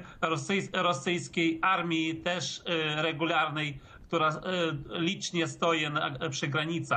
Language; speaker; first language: Polish; early bilingual, heritage; Polish